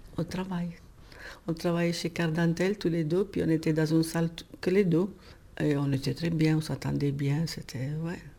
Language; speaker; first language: French; non-native, fluent; Italian